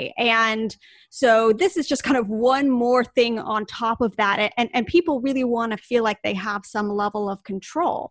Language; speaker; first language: English; native; English